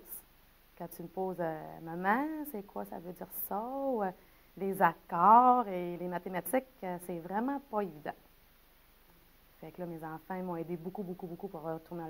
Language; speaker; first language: French; native; French